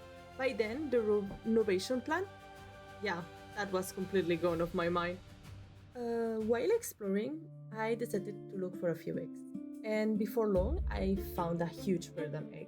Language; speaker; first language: English; non-native, fluent; Spanish